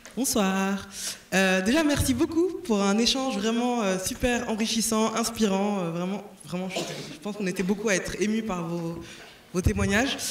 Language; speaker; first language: French; native; French